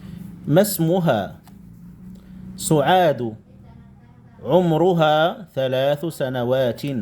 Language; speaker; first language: Arabic; non-native, fluent; Indonesian